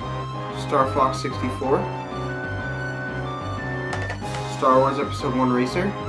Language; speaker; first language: English; native; English